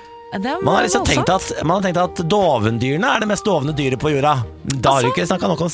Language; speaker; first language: Norwegian; native; Norwegian